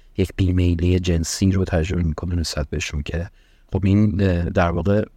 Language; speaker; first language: Persian; early bilingual, heritage; Persian